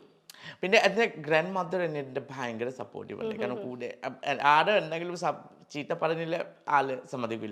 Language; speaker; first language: Malayalam; non-native, local second language; Assamese